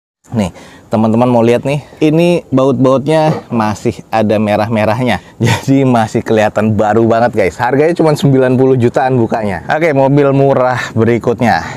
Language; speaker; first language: Indonesian; native; Indonesian